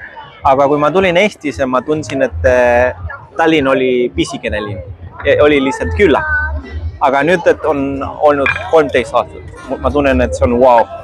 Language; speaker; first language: Estonian; non-native, fluent; Spanish